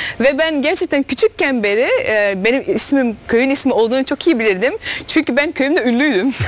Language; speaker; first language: Turkish; early bilingual, heritage; Turkish